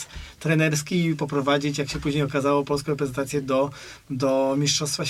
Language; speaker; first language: Polish; native; Polish